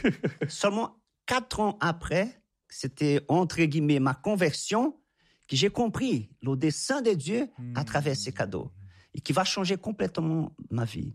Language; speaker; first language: French; non-native, fluent; Portuguese